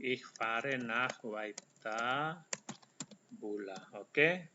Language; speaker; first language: German; non-native, fluent; Indonesian